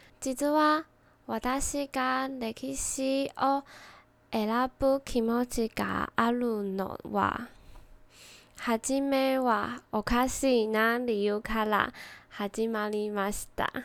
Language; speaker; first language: Japanese; non-native, learner; Chinese